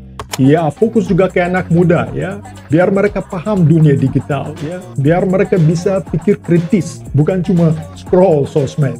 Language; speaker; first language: Indonesian; non-native, fluent; Russian